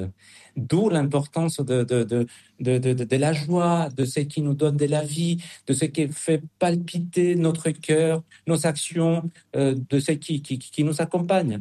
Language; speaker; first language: French; non-native, fluent; Spanish